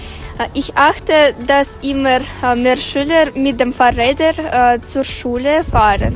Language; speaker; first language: German; non-native, learner; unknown